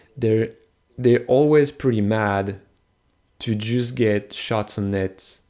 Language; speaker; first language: English; non-native, fluent; French